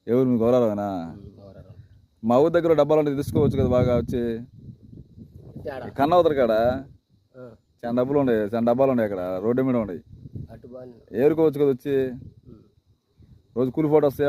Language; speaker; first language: Telugu; native; Telugu